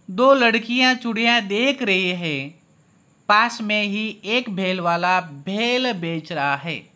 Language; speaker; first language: Hindi; non-native, local second language; Marathi